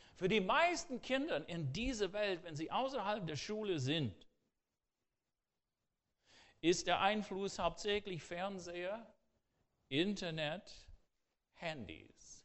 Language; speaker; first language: German; non-native, fluent; English